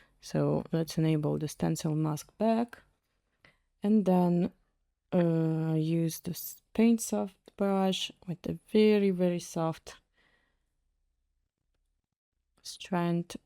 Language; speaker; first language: English; non-native, fluent; Russian